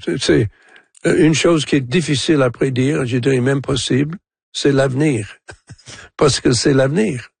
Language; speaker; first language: French; non-native, local second language; English